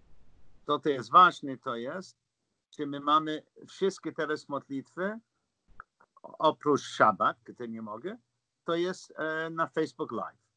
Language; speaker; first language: Polish; non-native, learner; English